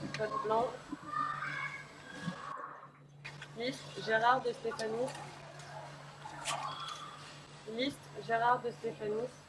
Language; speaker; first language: French; native; French